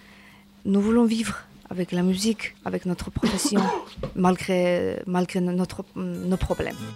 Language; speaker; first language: French; non-native, learner; Georgian